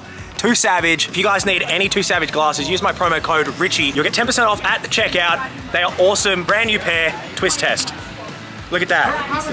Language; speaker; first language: English; native; English